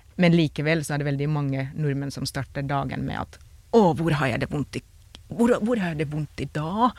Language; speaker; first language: Norwegian; non-native, fluent; Finnish